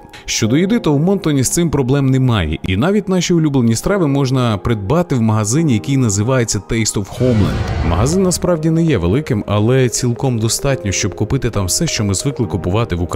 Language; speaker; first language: Ukrainian; native; Ukrainian